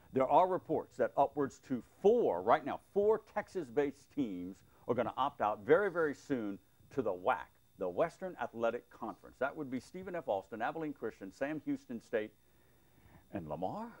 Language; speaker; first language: English; native; English